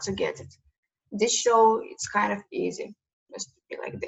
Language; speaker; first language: English; non-native, learner; Ukrainian